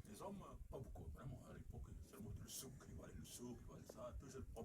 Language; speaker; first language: French; non-native, local second language; Arabic